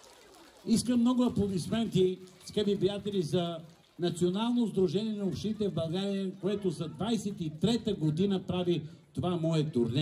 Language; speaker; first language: Bulgarian; native; Bulgarian